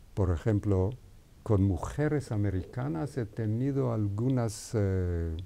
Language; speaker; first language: Spanish; non-native, fluent; Hebrew